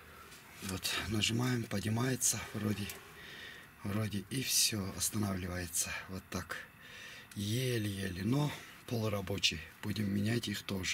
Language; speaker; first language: Russian; non-native, fluent; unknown